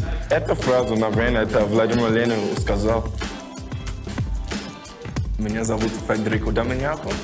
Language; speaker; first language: Russian; non-native, learner; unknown